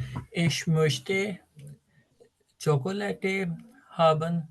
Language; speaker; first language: German; non-native, learner; Urdu